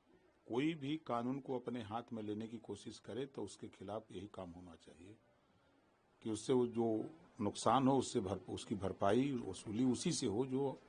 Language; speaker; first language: Hindi; native; Hindi